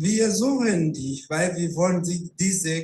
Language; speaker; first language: German; non-native, fluent; Rundi